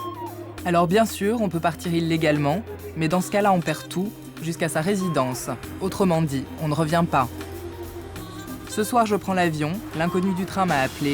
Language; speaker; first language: French; native; French